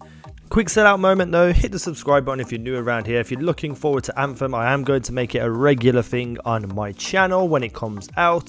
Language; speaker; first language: English; native; English